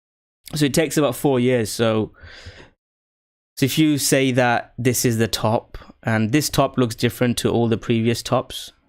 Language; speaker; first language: English; native; English